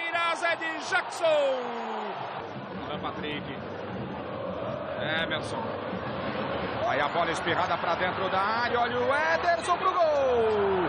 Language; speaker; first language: Portuguese; native; Portuguese